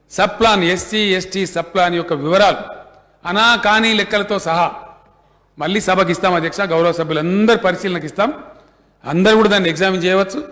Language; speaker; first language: Telugu; native; Telugu